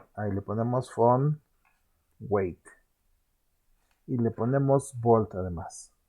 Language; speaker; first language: Spanish; native; Spanish